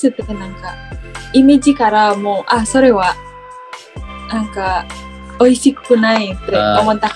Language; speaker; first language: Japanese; non-native, fluent; Indonesian